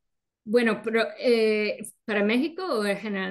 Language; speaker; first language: Spanish; non-native, fluent; English